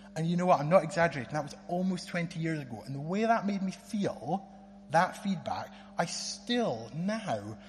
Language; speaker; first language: English; native; English